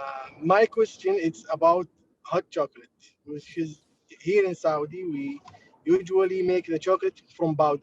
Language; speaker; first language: English; non-native, learner; Arabic